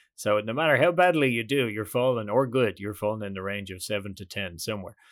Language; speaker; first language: English; native; English